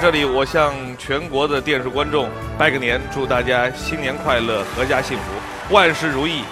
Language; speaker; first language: Chinese; native; Chinese